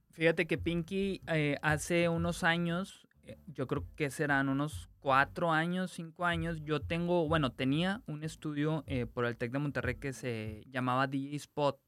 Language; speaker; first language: Spanish; native; Spanish